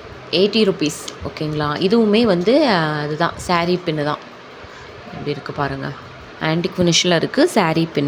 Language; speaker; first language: Tamil; native; Tamil